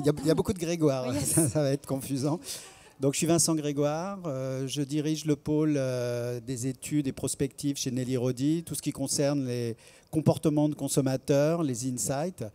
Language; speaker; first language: French; native; French